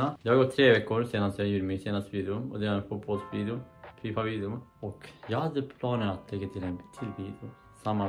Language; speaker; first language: Swedish; early bilingual, other home language; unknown